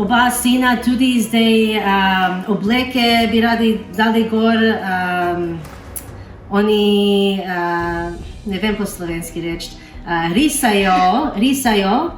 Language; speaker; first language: Slovenian; early bilingual, heritage; Slovenian